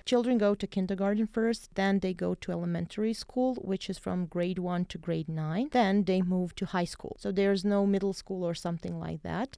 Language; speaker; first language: English; non-native, fluent; Bosnian